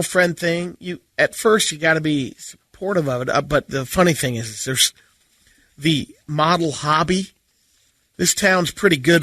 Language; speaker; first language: English; native; English